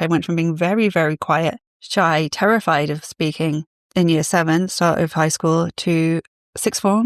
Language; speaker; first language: English; native; English